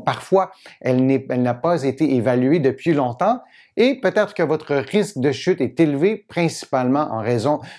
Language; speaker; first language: French; native; French